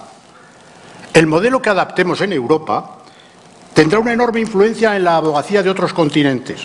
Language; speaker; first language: Spanish; native; Spanish